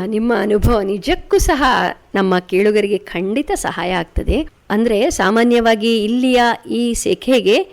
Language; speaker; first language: Kannada; native; Kannada